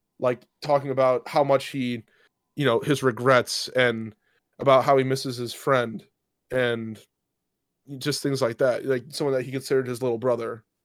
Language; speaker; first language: English; native; English